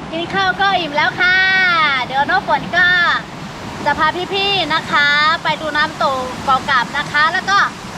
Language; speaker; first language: Thai; non-native, local second language; Lahu